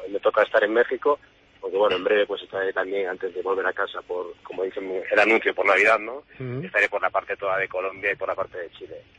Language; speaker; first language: Spanish; native; Spanish